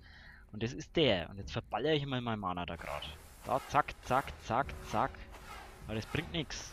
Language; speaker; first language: German; native; German